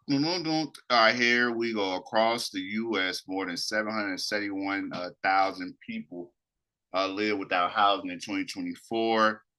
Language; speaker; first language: English; native; English